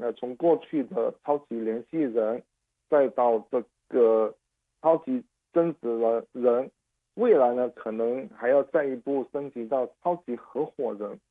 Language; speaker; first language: Chinese; non-native, local second language; Cantonese